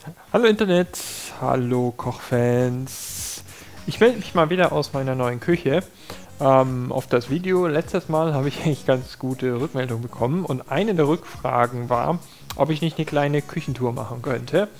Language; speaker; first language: German; native; German